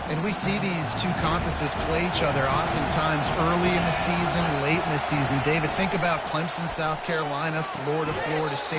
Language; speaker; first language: English; native; English